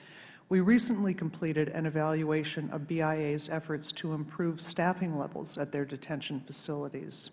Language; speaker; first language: English; native; English